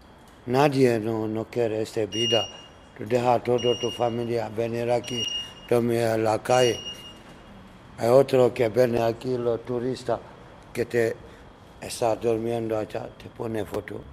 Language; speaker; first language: Spanish; non-native, learner; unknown